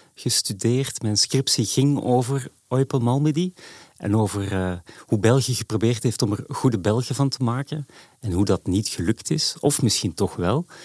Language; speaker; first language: Dutch; native; Dutch